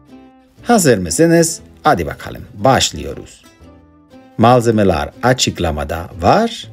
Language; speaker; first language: Turkish; non-native, learner; Spanish